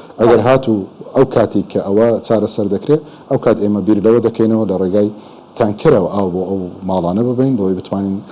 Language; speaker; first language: Central Kurdish; native; Central Kurdish